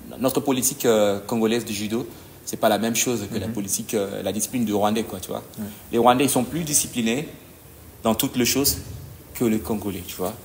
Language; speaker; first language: French; non-native, local second language; Lingala